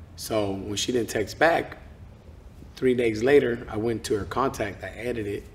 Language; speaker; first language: English; early bilingual, other home language; Spanish